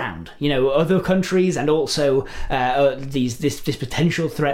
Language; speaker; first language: English; native; English